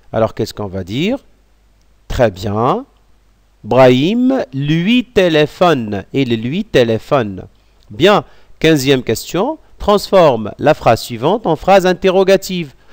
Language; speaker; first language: French; non-native, local second language; Arabic